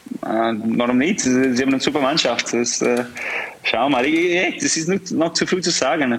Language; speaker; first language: German; non-native, fluent; English